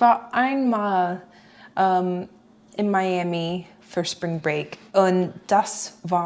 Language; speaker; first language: German; non-native, fluent; English